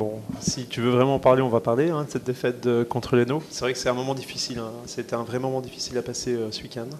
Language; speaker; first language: French; native; French